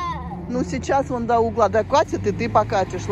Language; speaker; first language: Russian; native; Russian